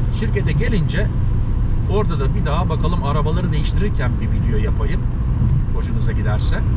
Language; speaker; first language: Turkish; native; Turkish